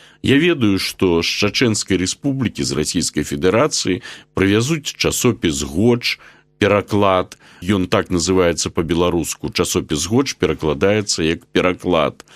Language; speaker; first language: Belarusian; native; Belarusian